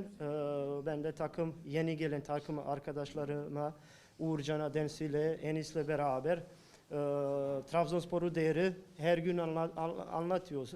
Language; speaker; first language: Turkish; non-native, learner; Bosnian